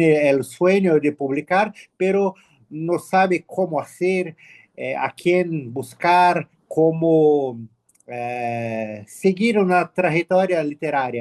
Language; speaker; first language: Spanish; non-native, learner; Portuguese